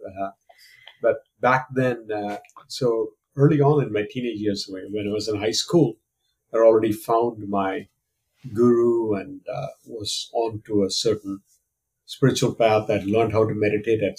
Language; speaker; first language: English; non-native, local second language; Malayalam